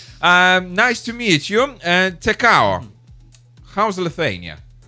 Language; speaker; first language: English; non-native, fluent; Lithuanian